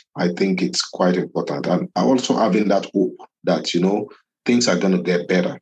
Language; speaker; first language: English; non-native, local second language; Yoruba